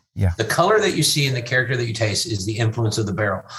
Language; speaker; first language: English; native; English